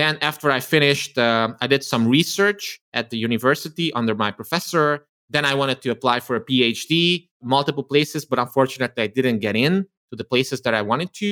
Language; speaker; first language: English; non-native, fluent; Romanian